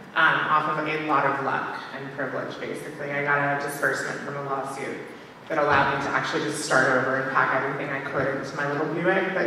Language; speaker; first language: English; native; English